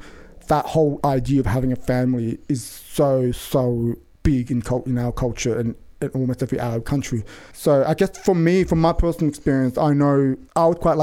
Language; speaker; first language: English; native; English